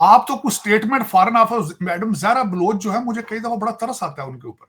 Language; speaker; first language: Urdu; non-native, local second language; Punjabi